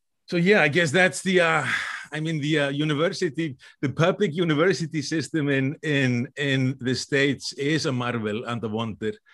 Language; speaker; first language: English; non-native, fluent; Icelandic